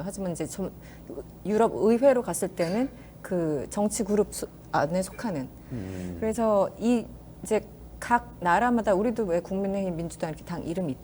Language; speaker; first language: Korean; native; Korean